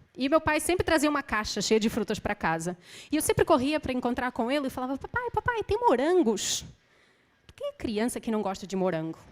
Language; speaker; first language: Portuguese; native; Portuguese